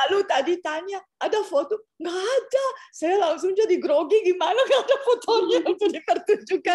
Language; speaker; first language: Indonesian; non-native, fluent; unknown